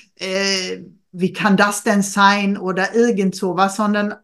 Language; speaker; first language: German; non-native, fluent; Swedish